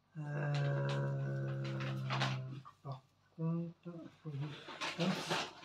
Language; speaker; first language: French; native; French